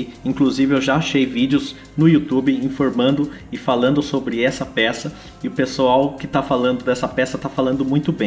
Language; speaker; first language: Portuguese; native; Portuguese